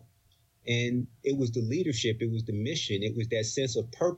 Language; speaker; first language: English; native; English